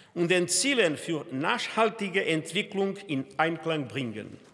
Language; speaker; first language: German; non-native, fluent; Portuguese